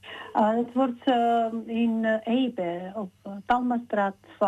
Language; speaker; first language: Dutch; non-native, fluent; Georgian